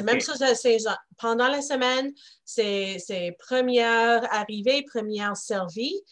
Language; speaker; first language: French; non-native, local second language; English